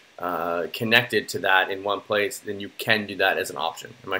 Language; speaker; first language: English; native; English